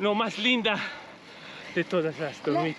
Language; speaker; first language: Spanish; non-native, learner; Italian